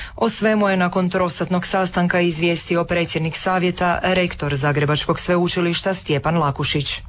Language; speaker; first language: Croatian; native; Croatian